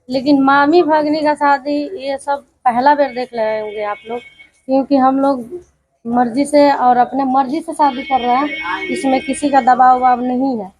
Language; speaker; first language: Hindi; native; Hindi